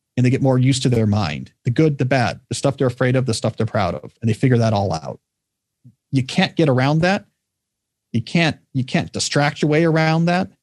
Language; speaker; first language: English; native; English